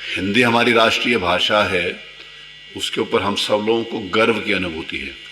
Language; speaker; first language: Hindi; native; Hindi